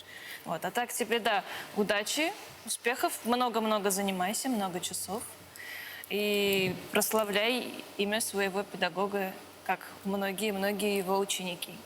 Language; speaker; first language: Russian; native; Russian